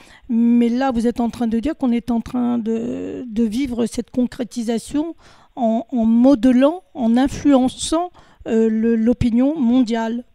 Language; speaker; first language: French; native; French